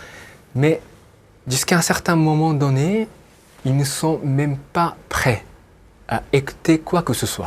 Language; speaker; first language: French; non-native, fluent; Japanese